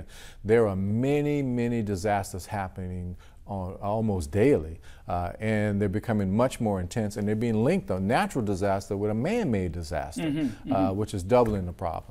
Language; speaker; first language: English; native; English